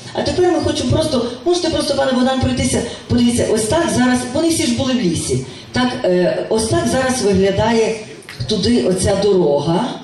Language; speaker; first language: Ukrainian; native; Ukrainian